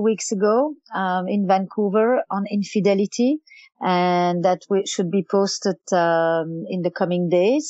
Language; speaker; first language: English; non-native, fluent; Yiddish